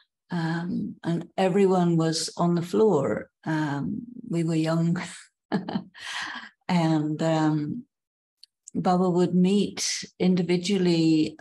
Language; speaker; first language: English; native; English